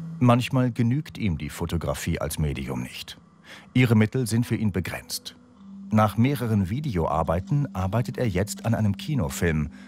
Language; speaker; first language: German; native; German